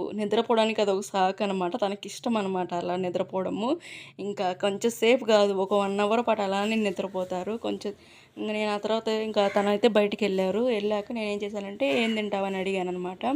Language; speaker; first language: Telugu; native; Telugu